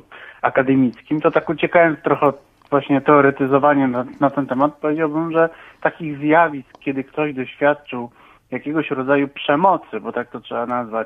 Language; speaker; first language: Polish; native; Polish